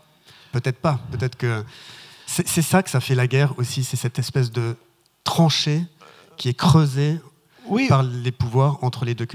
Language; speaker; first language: French; native; French